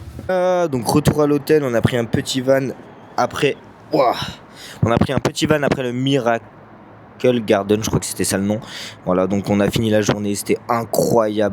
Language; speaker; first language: French; native; French